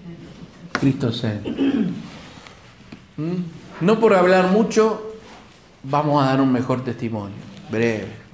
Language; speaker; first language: Spanish; native; Spanish